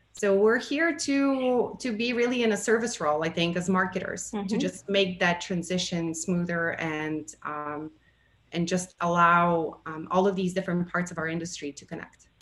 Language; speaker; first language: English; non-native, fluent; Bulgarian